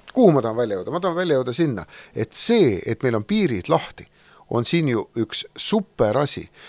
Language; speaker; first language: Estonian; native; Estonian